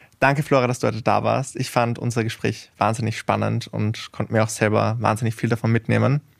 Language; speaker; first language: German; native; German